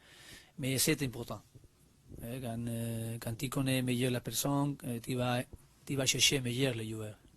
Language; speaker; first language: French; non-native, learner; Spanish